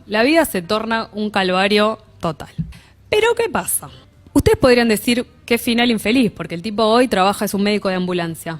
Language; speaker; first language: Spanish; native; Spanish